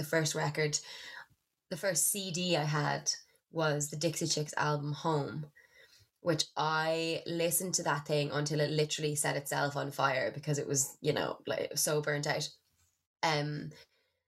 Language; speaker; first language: English; native; English